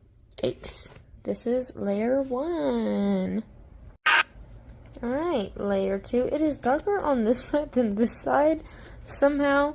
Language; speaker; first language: English; native; English